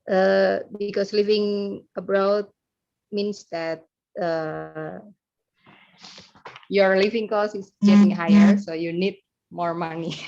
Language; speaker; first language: English; non-native, learner; Indonesian